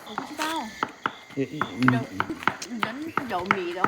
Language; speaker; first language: Chinese; non-native, fluent; Vietnamese